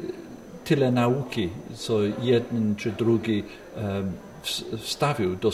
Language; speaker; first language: Polish; early bilingual, heritage; Polish